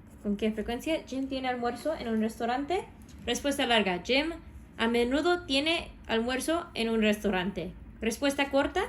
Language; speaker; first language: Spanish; non-native, fluent; English